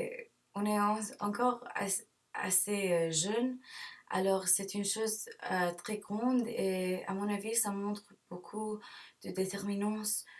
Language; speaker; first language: French; non-native, learner; English